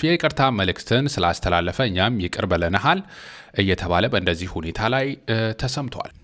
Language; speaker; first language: Amharic; native; Amharic